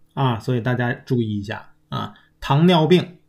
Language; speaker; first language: Chinese; native; Chinese